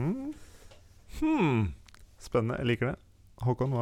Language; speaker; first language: Norwegian; native; Norwegian